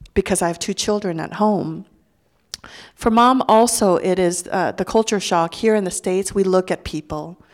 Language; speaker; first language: English; early bilingual, other home language; Lao